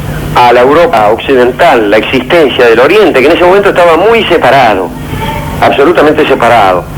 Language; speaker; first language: Spanish; native; Spanish